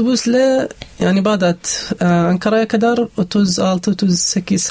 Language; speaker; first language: Turkish; non-native, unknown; Arabic